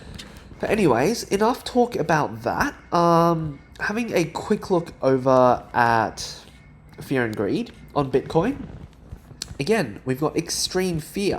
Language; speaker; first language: English; native; English